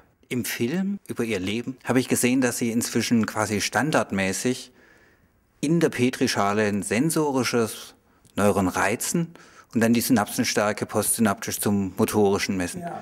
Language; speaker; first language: German; native; German